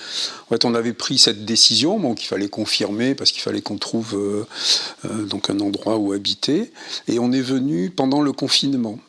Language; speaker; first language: French; native; French